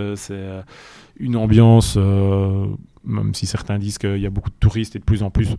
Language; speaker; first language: French; native; French